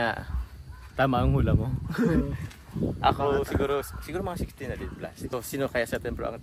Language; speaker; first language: Filipino; native; Filipino